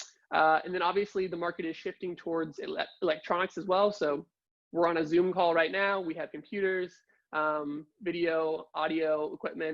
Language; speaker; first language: English; native; English